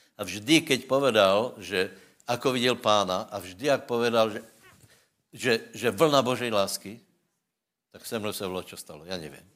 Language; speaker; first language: Czech; non-native, local second language; Slovak